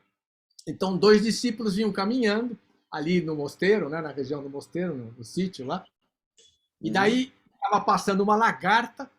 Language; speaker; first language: Portuguese; native; Portuguese